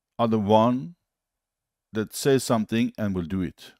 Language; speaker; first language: English; non-native, fluent; Norwegian